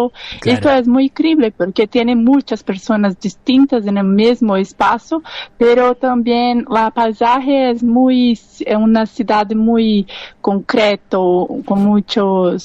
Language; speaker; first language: Spanish; non-native, learner; Portuguese